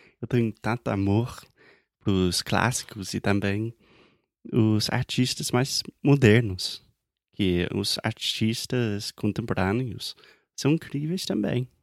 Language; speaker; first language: Portuguese; non-native, fluent; English